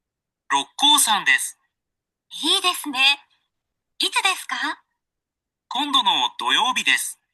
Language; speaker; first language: Japanese; non-native, learner; Sinhala